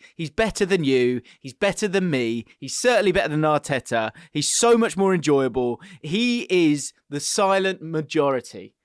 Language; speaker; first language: English; native; English